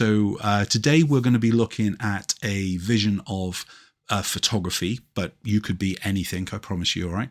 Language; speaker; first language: English; native; English